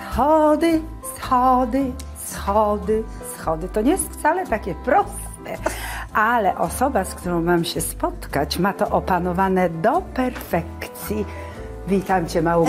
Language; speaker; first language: Polish; native; Polish